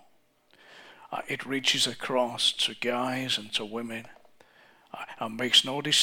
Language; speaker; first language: English; native; English